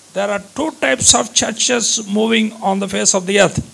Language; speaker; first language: English; non-native, local second language; Telugu